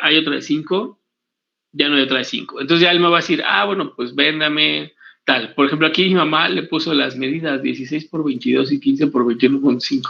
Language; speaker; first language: Spanish; native; Spanish